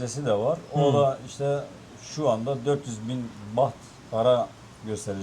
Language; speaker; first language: Turkish; native; Turkish